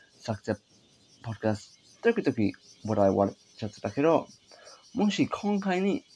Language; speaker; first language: Japanese; non-native, learner; English